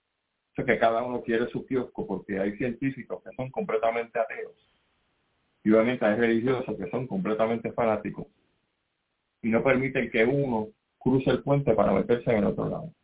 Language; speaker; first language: Spanish; native; Spanish